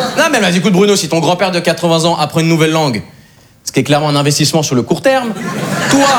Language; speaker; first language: French; native; French